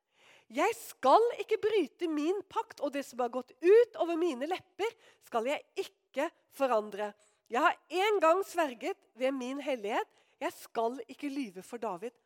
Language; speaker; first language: Norwegian; native; Norwegian